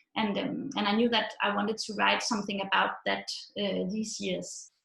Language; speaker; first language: English; non-native, fluent; Danish